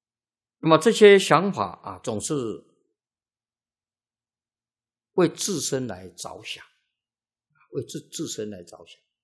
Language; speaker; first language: Chinese; native; Chinese